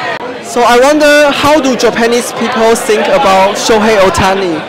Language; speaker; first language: English; non-native, fluent; Chinese